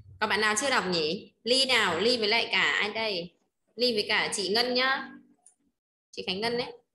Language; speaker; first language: Vietnamese; native; Vietnamese